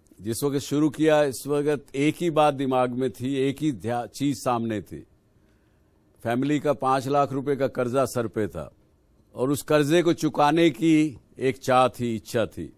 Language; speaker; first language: Hindi; native; Hindi